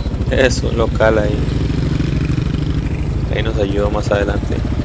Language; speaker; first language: Spanish; native; Spanish